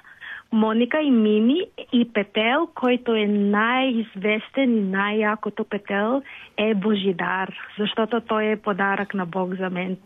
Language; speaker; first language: Bulgarian; non-native, learner; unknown